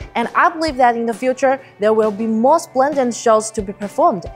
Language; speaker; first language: English; non-native, fluent; Chinese